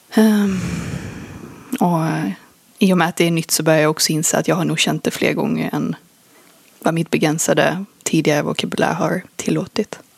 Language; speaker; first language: Swedish; early bilingual, other home language; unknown